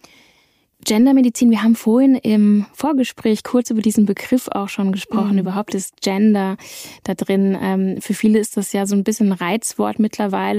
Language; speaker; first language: German; native; German